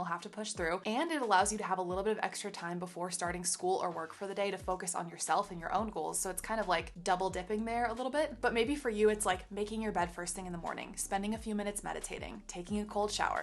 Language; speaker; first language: English; native; English